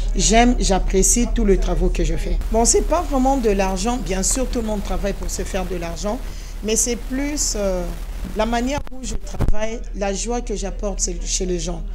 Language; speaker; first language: French; non-native, local second language; Lingala